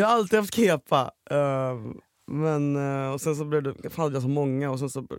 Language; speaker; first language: Swedish; native; Swedish